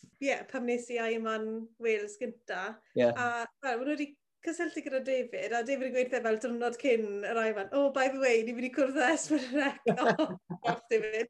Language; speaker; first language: Welsh; native; Welsh